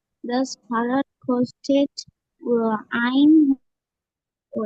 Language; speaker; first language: German; non-native, learner; Bangla